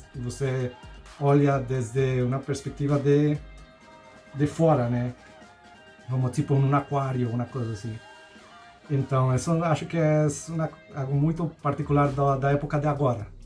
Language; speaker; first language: Portuguese; non-native, fluent; Spanish